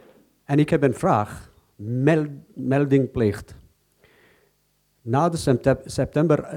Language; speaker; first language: Dutch; non-native, learner; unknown